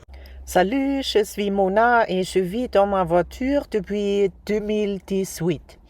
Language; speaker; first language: French; non-native, fluent; German